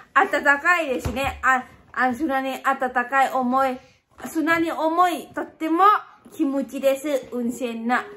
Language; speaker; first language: Japanese; non-native, learner; Lao